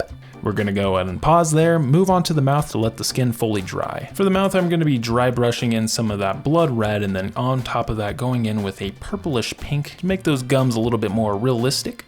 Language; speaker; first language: English; native; English